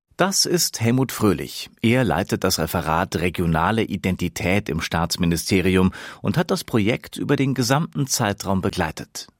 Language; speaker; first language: German; native; German